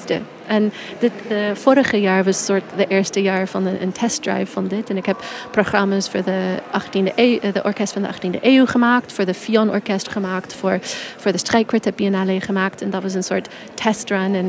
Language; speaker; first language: Dutch; non-native, fluent; English